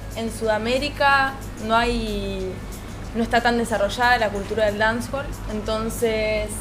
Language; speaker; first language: Spanish; native; Spanish